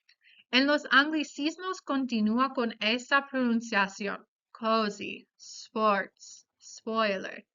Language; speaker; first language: Spanish; non-native, fluent; English